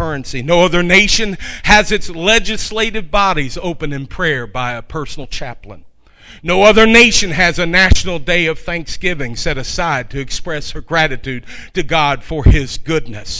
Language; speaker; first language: English; native; English